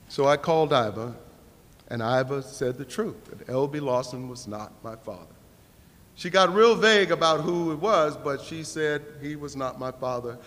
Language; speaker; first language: English; native; English